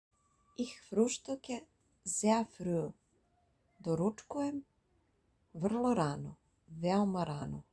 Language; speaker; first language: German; non-native, fluent; Serbian